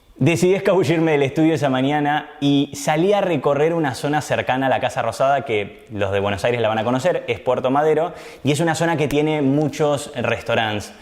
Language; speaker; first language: Spanish; native; Spanish